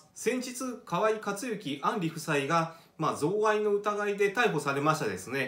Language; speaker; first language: Japanese; native; Japanese